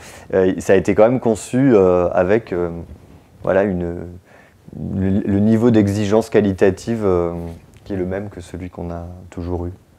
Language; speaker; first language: French; native; French